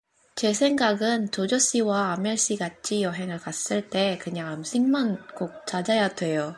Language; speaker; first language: Korean; non-native, learner; Indonesian